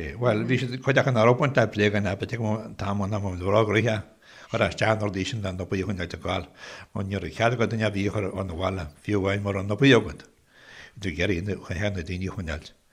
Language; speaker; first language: Irish; native; Irish